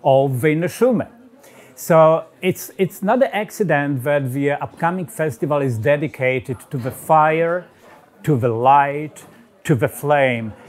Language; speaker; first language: English; non-native, fluent; Polish